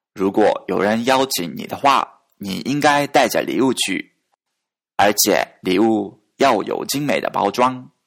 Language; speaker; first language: Chinese; non-native, fluent; Japanese